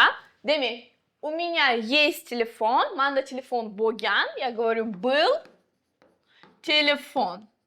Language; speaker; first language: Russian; non-native, local second language; Uzbek